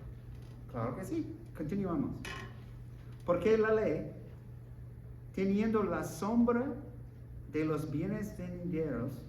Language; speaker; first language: Spanish; non-native, learner; English